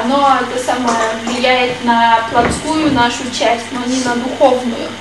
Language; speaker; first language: Russian; native; Russian